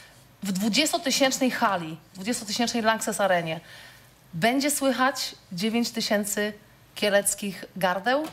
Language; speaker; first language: Polish; native; Polish